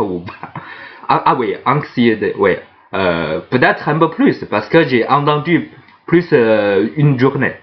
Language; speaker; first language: French; non-native, fluent; Chinese